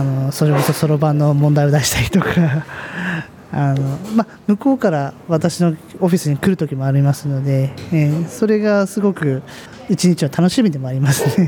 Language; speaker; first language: Japanese; native; Japanese